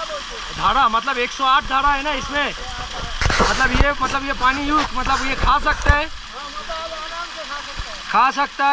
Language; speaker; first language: Hindi; non-native, local second language; Bangla